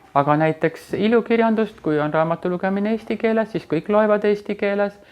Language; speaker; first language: Estonian; non-native, local second language; Russian